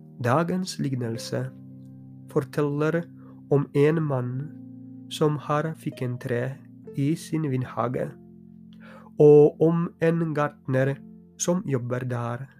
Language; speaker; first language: Norwegian; non-native, fluent; Polish